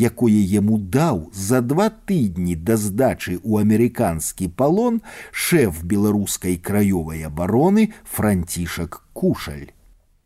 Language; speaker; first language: Belarusian; native; Belarusian